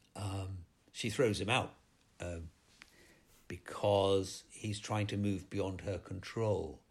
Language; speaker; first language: English; native; English